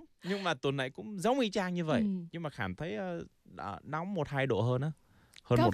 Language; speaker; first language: Vietnamese; non-native, fluent; Korean